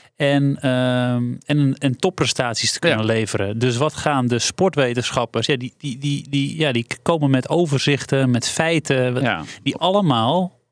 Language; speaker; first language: Dutch; native; Dutch